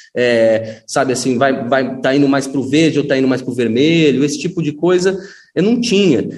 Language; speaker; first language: Portuguese; native; Portuguese